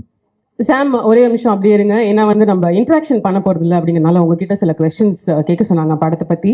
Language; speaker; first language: Tamil; native; Tamil